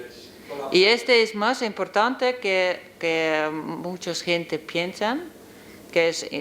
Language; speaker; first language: Spanish; non-native, learner; Dutch